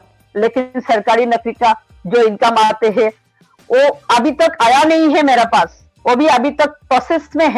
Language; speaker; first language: Hindi; non-native, local second language; Bangla